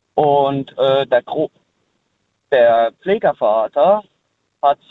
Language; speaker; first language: German; early bilingual, heritage; German